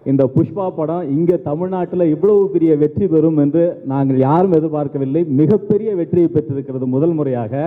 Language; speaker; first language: Tamil; native; Tamil